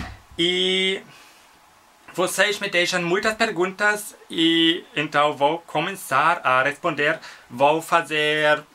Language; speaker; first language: Portuguese; non-native, fluent; German